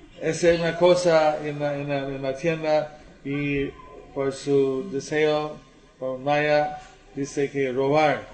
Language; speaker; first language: Spanish; non-native, learner; English